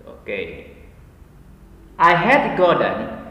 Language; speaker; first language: English; non-native, fluent; Indonesian